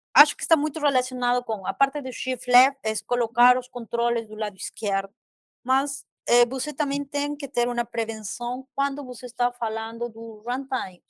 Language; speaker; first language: Portuguese; non-native, fluent; Spanish